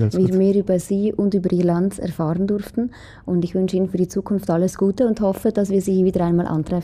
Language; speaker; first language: German; native; German